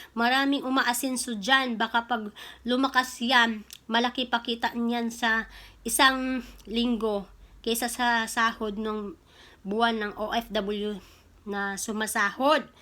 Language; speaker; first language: Filipino; non-native, local second language; Cebuano